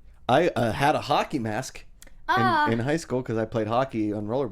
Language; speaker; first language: English; native; English